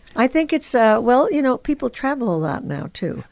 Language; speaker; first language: English; early bilingual, other home language; Spanish